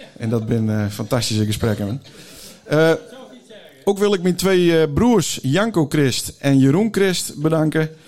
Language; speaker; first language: Dutch; native; Dutch